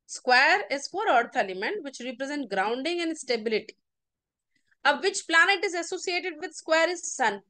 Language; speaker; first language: Hindi; native; Hindi